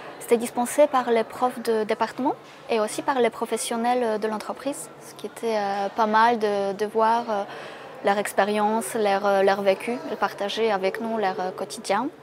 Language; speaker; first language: French; non-native, fluent; Polish